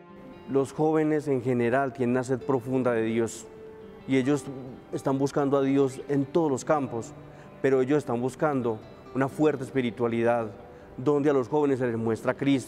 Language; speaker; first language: Spanish; native; Spanish